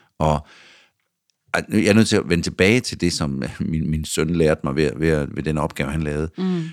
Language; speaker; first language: Danish; native; Danish